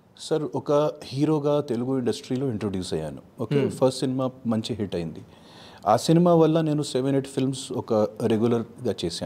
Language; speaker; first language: Telugu; non-native, fluent; Hindi